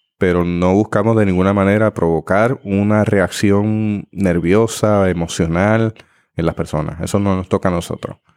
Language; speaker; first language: Spanish; native; Spanish